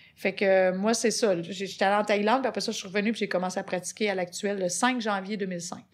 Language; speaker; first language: French; native; French